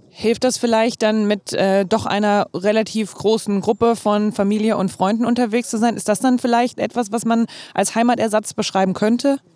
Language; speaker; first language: German; native; German